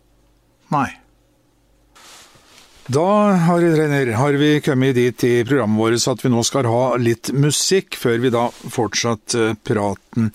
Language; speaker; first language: Norwegian; native; Norwegian